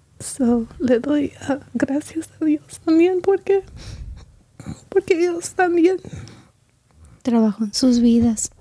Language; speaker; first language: Spanish; early bilingual, heritage; Spanish